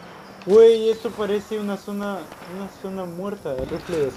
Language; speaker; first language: Spanish; native; Spanish